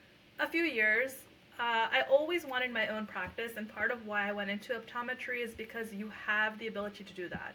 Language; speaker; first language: English; early bilingual, other home language; Punjabi